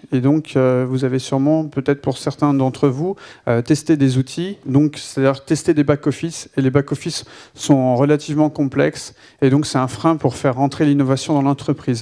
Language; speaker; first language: French; native; French